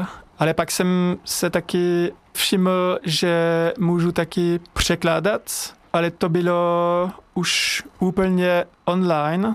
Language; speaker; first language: Czech; non-native, fluent; French